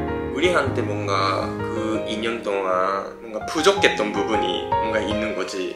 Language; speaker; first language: Korean; non-native, fluent; Japanese